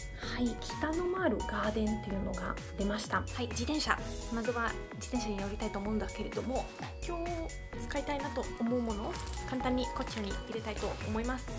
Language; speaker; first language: Japanese; non-native, fluent; Italian